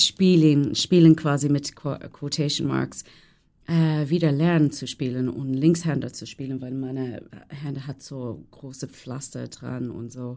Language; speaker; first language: German; non-native, fluent; English